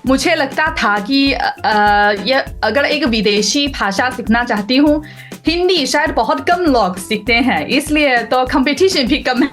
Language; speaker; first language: Hindi; non-native, learner; Chinese